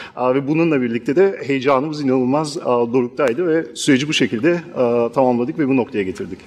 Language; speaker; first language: Turkish; non-native, fluent; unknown